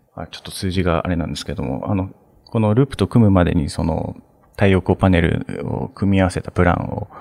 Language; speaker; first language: Japanese; native; Japanese